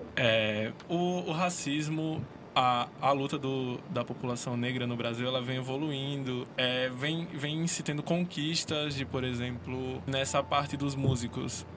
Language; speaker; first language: Portuguese; native; Portuguese